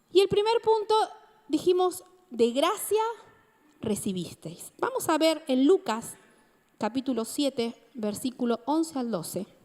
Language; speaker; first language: Spanish; native; Spanish